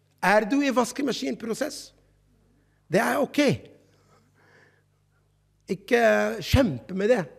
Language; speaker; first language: Norwegian; non-native, fluent; Arabic